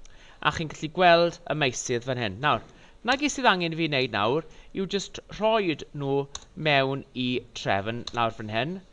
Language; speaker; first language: Welsh; non-native, local second language; English